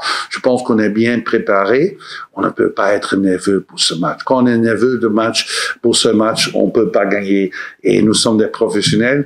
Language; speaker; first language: French; non-native, learner; Dutch